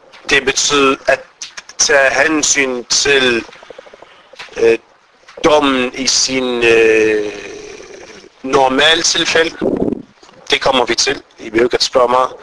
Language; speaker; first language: Danish; non-native, fluent; Arabic